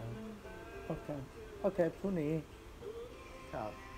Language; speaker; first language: Thai; non-native, learner; English